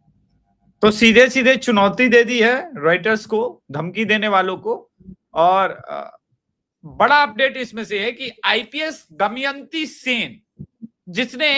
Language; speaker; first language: Hindi; native; Hindi